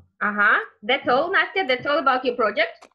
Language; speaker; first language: English; non-native, fluent; Russian